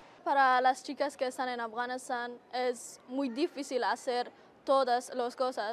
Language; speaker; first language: Spanish; non-native, learner; Persian